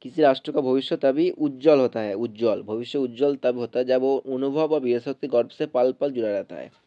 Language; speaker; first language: Hindi; non-native, local second language; Bangla